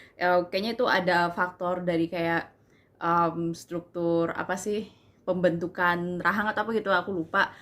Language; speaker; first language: Indonesian; early bilingual, heritage; English